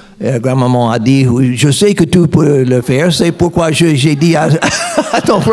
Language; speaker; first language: French; non-native, learner; English